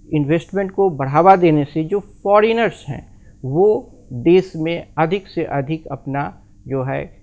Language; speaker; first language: Hindi; native; Hindi